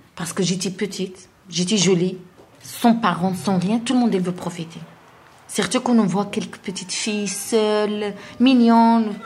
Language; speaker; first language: French; non-native, learner; Arabic